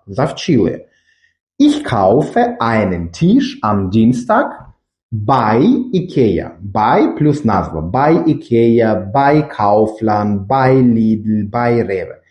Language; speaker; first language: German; non-native, fluent; Ukrainian